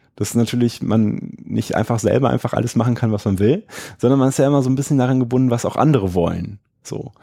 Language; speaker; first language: German; native; German